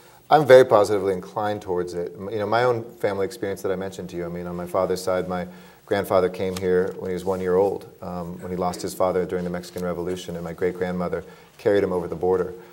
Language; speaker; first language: English; native; English